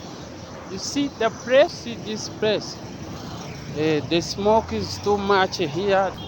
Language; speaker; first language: English; non-native, learner; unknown